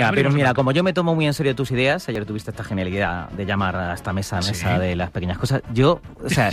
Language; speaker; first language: Spanish; native; Spanish